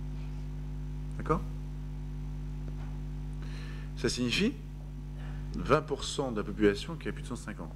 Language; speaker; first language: French; native; French